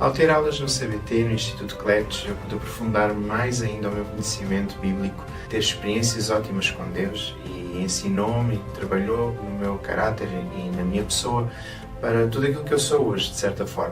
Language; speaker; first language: Portuguese; native; Portuguese